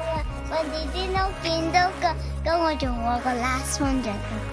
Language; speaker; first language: Cantonese; early bilingual, heritage; English